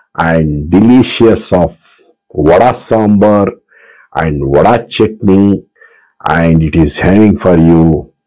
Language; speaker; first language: English; non-native, local second language; Kannada